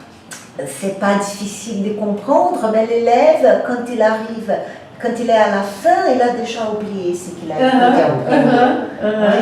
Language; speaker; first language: French; non-native, fluent; Portuguese